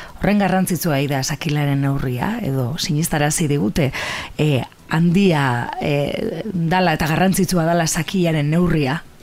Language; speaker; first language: Basque; native; Basque